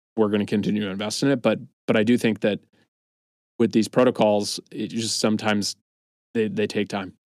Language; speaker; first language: English; native; English